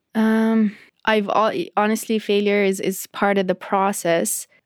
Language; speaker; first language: English; non-native, fluent; Arabic